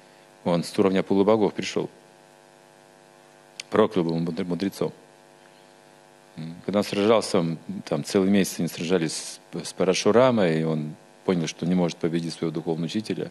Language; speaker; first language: Russian; native; Russian